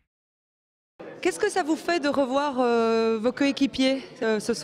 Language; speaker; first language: French; native; French